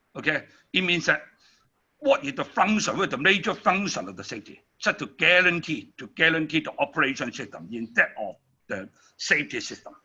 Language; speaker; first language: English; non-native, learner; Chinese